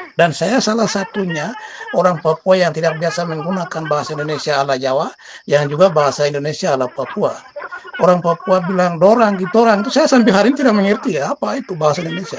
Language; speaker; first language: Indonesian; non-native, local second language; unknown